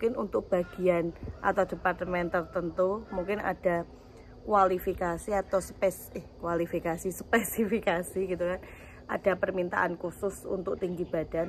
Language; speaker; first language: Indonesian; native; Indonesian